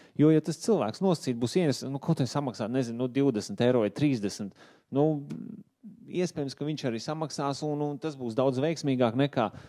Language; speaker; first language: Latvian; native; Latvian